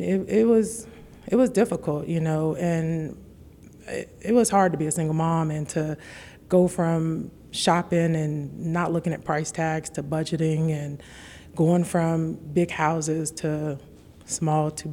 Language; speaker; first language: English; native; English